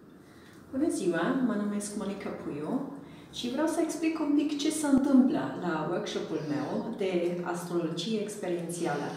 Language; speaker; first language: Romanian; non-native, fluent; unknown